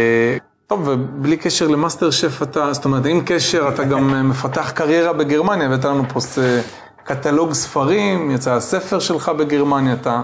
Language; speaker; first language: Hebrew; native; Hebrew